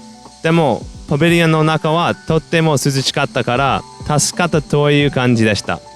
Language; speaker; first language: Japanese; non-native, fluent; English